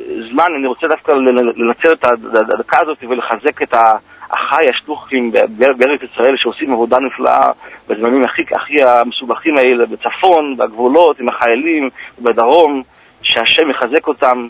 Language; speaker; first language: Hebrew; early bilingual, heritage; Hebrew